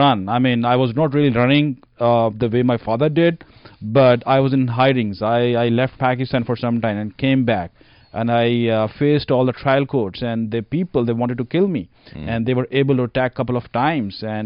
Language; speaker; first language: English; non-native, local second language; Punjabi